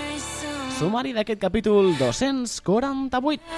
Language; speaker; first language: Catalan; native; Catalan